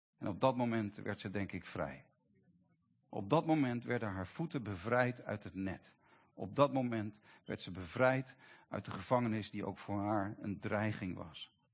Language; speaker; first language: Dutch; native; Dutch